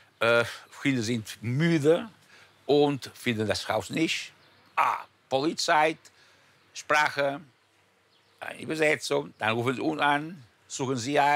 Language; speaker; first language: German; non-native, learner; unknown